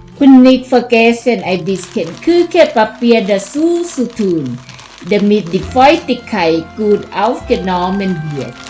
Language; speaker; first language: German; non-native, fluent; Thai